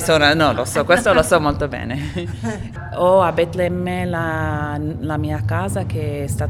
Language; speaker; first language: Italian; non-native, fluent; Arabic